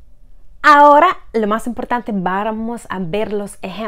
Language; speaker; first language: Spanish; non-native, fluent; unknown